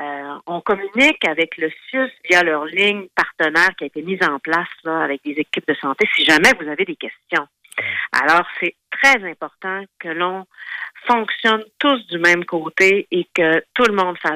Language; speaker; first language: French; native; French